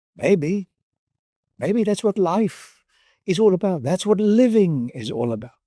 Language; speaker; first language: English; non-native, local second language; Filipino